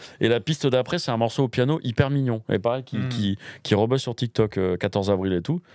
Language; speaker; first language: French; native; French